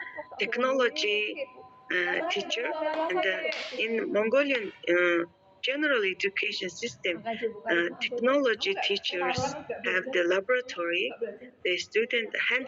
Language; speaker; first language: English; non-native, learner; Mongolian